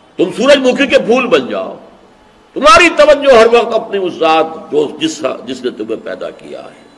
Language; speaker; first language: Urdu; native; Urdu